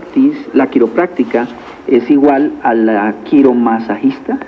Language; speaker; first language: Spanish; native; Spanish